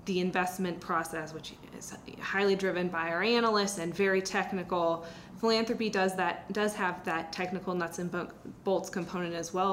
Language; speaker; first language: English; native; English